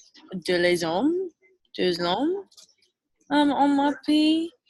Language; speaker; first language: French; non-native, learner; English